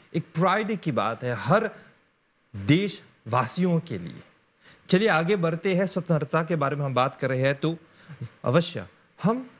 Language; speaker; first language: Hindi; non-native, local second language; Morisyen